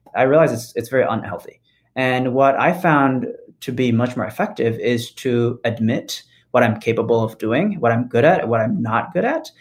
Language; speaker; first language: English; non-native, fluent; Japanese